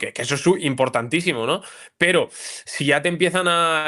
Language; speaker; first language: Spanish; native; Spanish